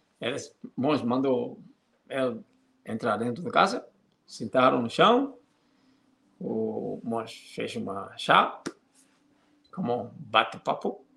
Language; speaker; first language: Portuguese; non-native, fluent; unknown